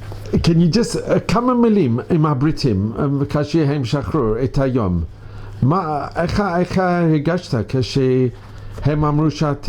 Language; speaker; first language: Hebrew; non-native, fluent; English